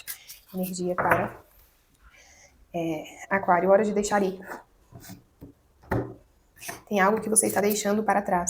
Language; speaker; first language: Portuguese; native; Portuguese